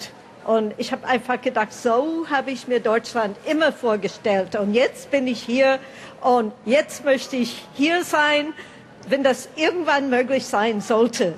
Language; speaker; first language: German; non-native, fluent; English